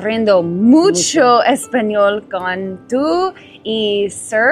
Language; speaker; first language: Spanish; non-native, learner; English